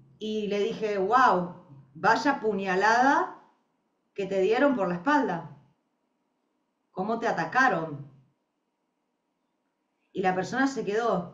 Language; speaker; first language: Spanish; native; Spanish